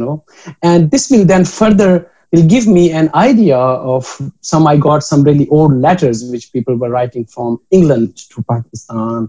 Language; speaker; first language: English; non-native, local second language; Urdu